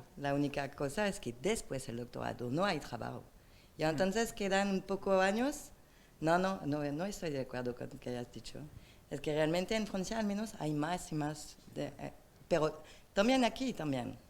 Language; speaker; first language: Spanish; non-native, learner; French